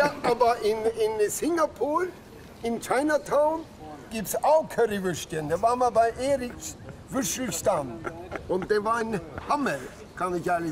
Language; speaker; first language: German; non-native, fluent; Norwegian